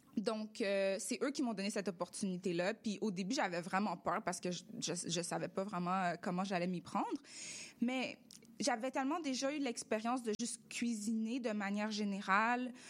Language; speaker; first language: French; early bilingual, other home language; Russian